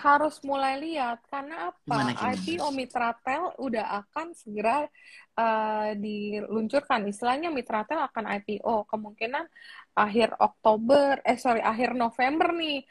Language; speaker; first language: Indonesian; native; Indonesian